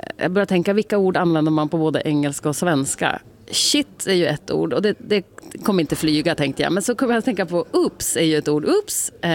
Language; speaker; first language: Swedish; native; Swedish